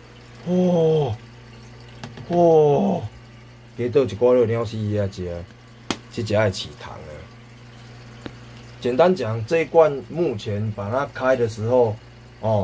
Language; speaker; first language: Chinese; non-native, local second language; Min Nan Chinese